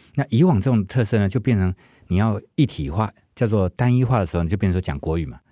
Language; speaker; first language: Chinese; non-native, local second language; Hakka Chinese